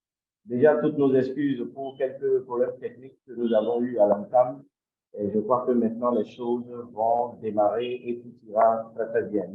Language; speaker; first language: French; non-native, local second language; Yoruba